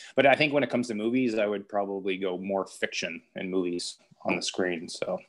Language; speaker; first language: English; native; English